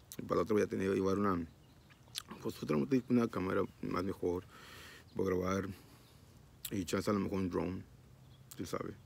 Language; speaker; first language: Spanish; early bilingual, heritage; Spanish